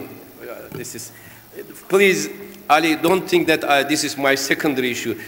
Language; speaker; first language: English; non-native, fluent; Turkish